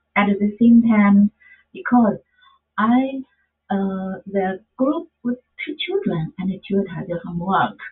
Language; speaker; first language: English; non-native, learner; Chinese